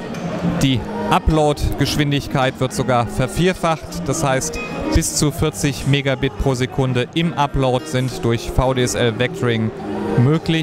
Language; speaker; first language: German; native; German